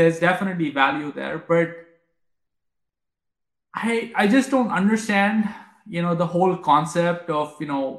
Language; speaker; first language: English; non-native, local second language; Hindi